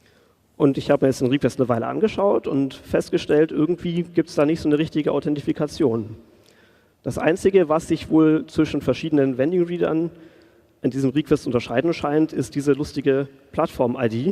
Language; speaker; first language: German; native; German